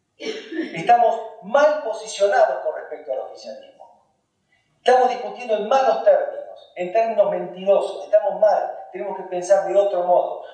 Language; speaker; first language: Spanish; early bilingual, other home language; Hungarian